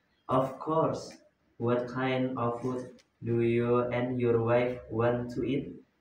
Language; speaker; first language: English; non-native, learner; Indonesian